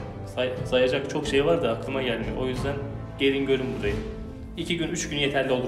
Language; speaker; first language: Turkish; native; Turkish